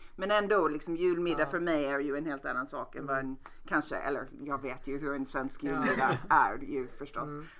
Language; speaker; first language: Swedish; non-native, fluent; English